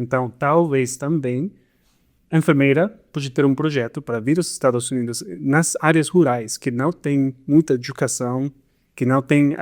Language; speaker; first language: Portuguese; non-native, fluent; Spanish